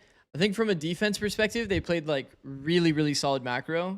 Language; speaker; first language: English; native; English